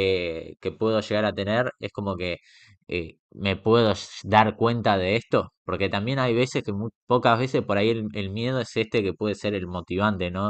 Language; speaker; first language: Spanish; native; Spanish